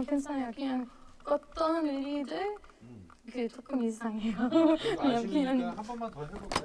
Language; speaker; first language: Korean; non-native, learner; English